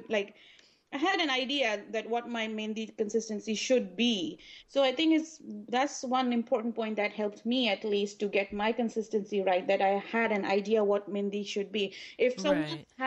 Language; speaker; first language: English; non-native, local second language; Urdu